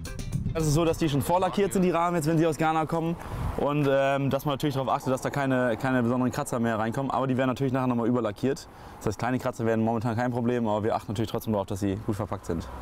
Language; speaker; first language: German; native; German